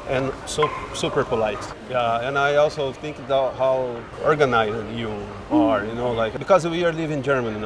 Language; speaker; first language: English; non-native, fluent; Portuguese